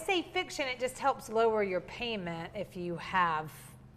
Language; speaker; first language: English; native; English